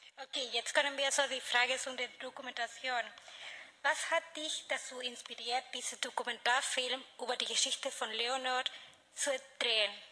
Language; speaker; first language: German; non-native, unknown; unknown